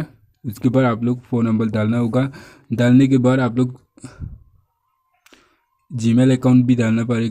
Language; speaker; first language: Hindi; non-native, local second language; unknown